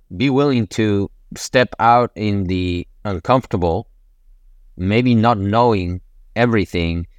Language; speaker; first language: English; non-native, fluent; Spanish